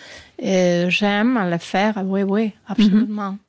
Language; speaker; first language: French; non-native, fluent; Spanish